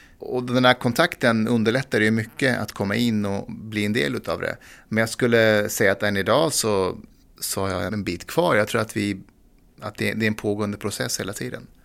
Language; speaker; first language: Swedish; early bilingual, other home language; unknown